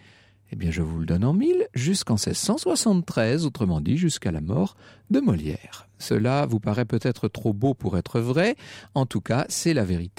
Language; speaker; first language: French; native; French